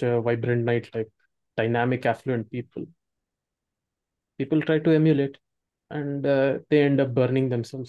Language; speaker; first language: English; non-native, local second language; Kannada